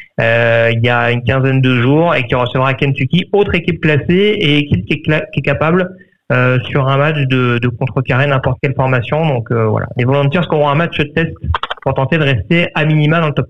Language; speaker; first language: French; native; French